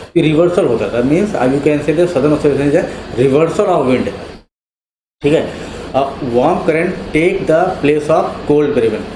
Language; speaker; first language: Hindi; native; Hindi